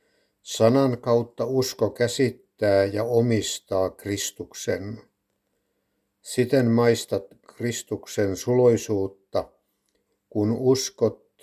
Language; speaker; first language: Finnish; native; Finnish